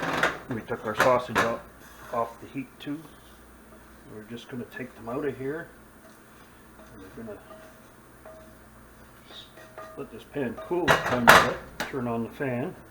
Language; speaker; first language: English; native; English